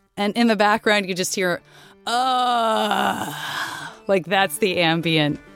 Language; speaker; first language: English; native; English